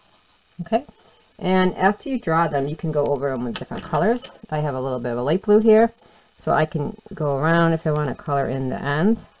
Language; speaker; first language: English; native; English